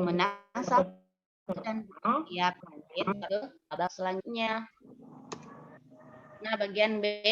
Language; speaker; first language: Indonesian; non-native, local second language; Buginese